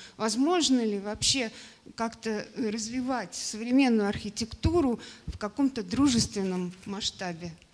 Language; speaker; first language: Russian; native; Russian